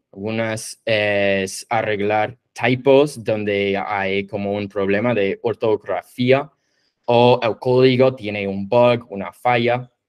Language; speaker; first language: Spanish; non-native, fluent; English